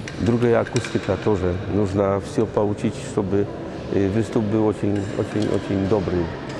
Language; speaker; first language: Polish; non-native, learner; Russian